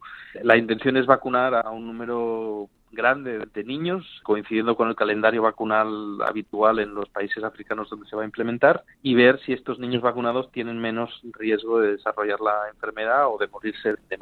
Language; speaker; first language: Spanish; native; Spanish